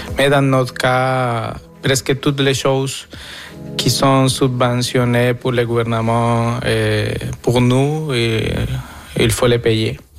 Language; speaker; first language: French; non-native, fluent; Spanish